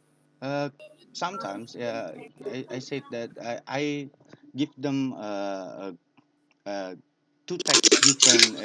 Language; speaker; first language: English; non-native, learner; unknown